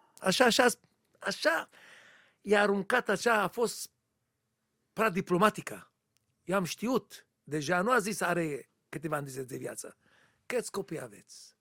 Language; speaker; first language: Romanian; non-native, learner; Hebrew